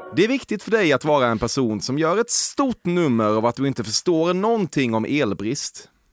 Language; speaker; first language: Swedish; native; Swedish